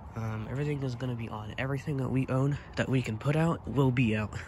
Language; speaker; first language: English; native; English